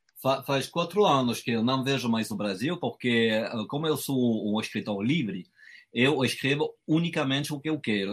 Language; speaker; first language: Portuguese; non-native, fluent; French